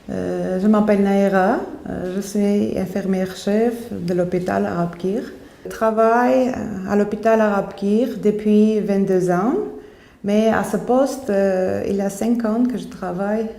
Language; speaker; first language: French; non-native, fluent; Armenian